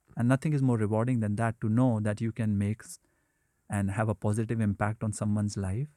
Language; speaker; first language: English; non-native, local second language; Hindi